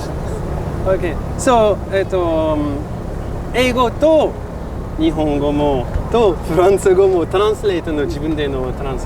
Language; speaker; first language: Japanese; non-native, learner; French